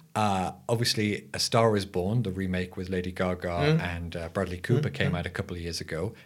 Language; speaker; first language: English; native; English